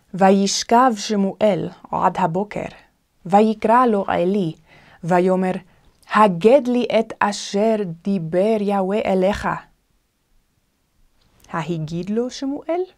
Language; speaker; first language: Hebrew; non-native, fluent; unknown